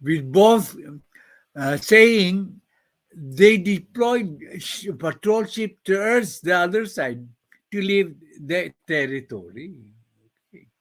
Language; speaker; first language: English; non-native, local second language; Filipino